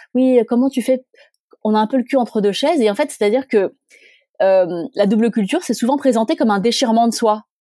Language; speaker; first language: French; early bilingual, other home language; Chinese